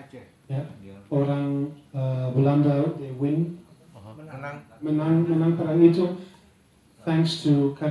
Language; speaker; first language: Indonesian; non-native, learner; Dutch